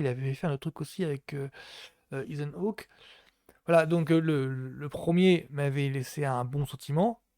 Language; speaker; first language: French; native; French